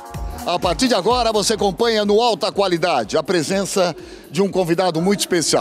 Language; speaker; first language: Portuguese; native; Portuguese